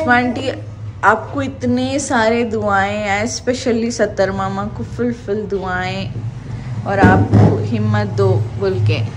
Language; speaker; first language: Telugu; non-native, local second language; Urdu